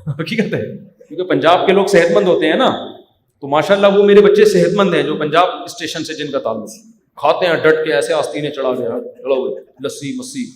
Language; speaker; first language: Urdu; native; Urdu